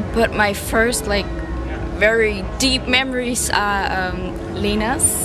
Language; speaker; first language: English; non-native, fluent; German